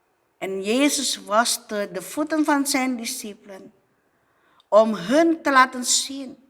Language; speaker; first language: Dutch; non-native, fluent; Indonesian